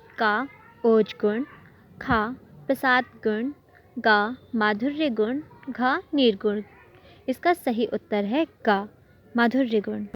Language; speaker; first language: Hindi; native; Hindi